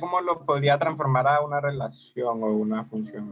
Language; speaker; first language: Spanish; native; Spanish